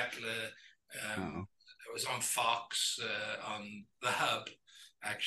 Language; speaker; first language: English; native; English